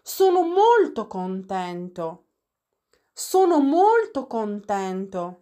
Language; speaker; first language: Italian; non-native, fluent; Arabic